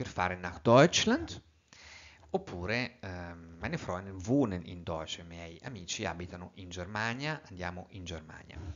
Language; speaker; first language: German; non-native, fluent; Italian